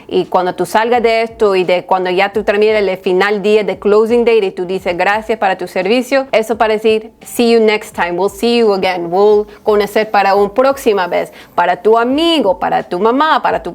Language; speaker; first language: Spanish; early bilingual, heritage; Spanish